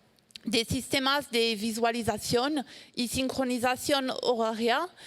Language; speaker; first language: Spanish; non-native, fluent; French